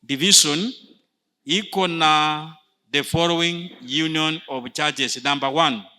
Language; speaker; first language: English; non-native, local second language; Swahili